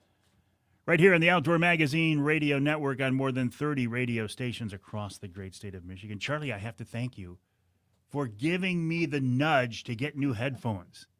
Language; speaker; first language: English; native; English